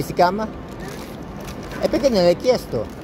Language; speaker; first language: Italian; non-native, learner; Filipino